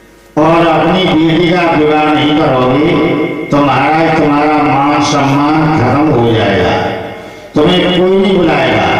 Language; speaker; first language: Hindi; native; Hindi